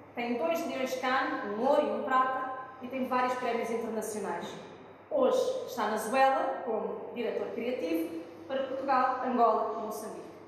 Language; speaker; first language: Portuguese; non-native, fluent; Italian